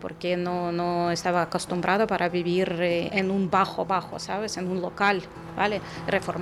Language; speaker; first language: Spanish; non-native, fluent; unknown